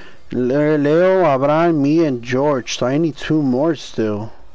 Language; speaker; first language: English; early bilingual, other home language; Spanish